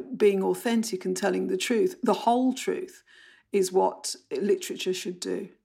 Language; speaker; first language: English; native; English